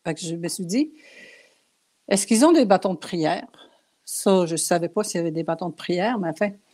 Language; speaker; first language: French; non-native, local second language; Cree